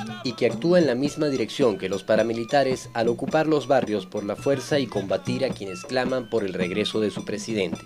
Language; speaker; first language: Spanish; native; Spanish